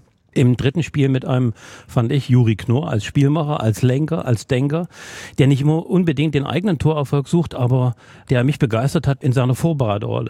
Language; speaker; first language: German; native; German